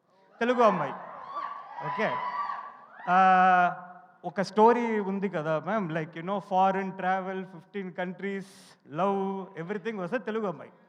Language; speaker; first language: Telugu; non-native, learner; Tamil